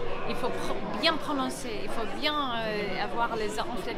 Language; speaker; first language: French; non-native, fluent; English